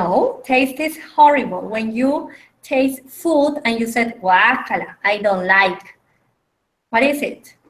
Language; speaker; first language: English; non-native, fluent; Spanish